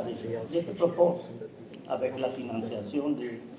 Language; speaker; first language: French; non-native, fluent; Spanish